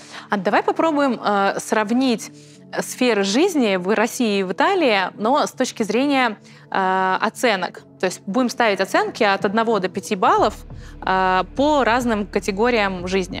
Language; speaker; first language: Russian; native; Russian